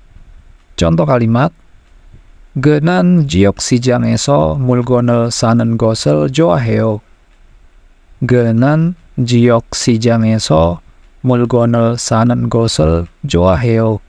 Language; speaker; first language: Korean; non-native, fluent; Indonesian